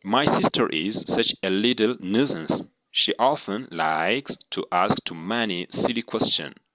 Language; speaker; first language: English; non-native, local second language; Amharic